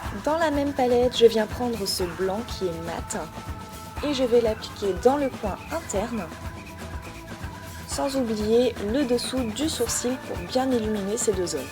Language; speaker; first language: French; native; French